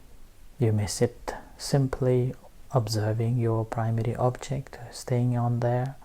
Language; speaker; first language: English; non-native, fluent; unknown